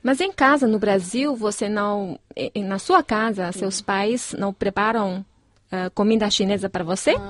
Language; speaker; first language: Portuguese; non-native, fluent; Chinese